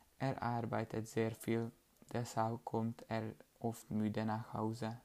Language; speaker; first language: German; non-native, learner; Hungarian